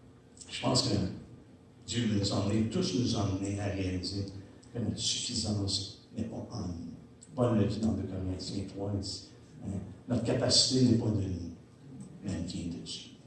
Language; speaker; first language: French; native; French